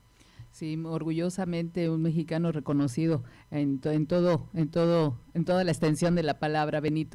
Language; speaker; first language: Spanish; native; Spanish